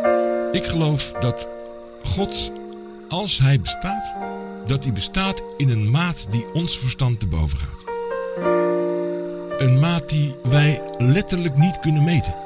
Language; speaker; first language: Dutch; native; Dutch